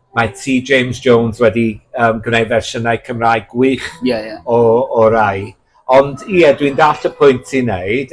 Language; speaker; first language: Welsh; native; Welsh